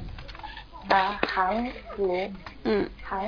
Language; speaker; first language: Chinese; non-native, learner; Korean